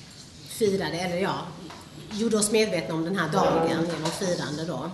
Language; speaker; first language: Swedish; early bilingual, other home language; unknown